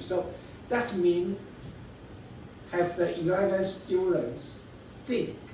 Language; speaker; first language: English; non-native, learner; Chinese